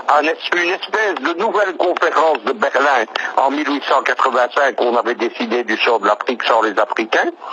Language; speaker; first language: French; native; French